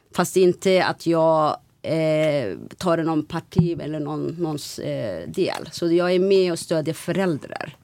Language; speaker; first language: Swedish; non-native, fluent; Somali